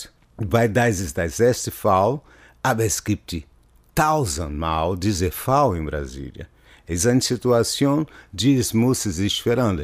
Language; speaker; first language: German; non-native, fluent; Portuguese